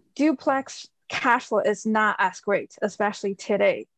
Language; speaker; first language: English; early bilingual, other home language; Chinese